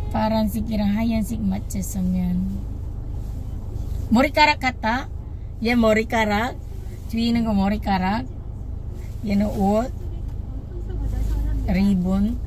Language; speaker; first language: Korean; non-native, local second language; Filipino